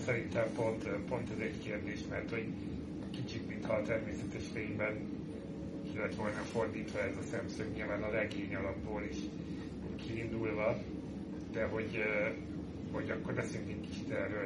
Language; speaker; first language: Hungarian; native; Hungarian